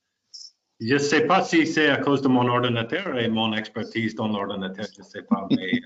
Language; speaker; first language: French; non-native, learner; English